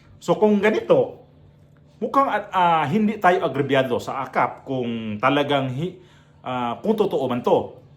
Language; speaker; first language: Filipino; non-native, local second language; Cebuano